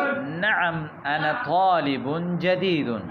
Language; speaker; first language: Arabic; non-native, fluent; Urdu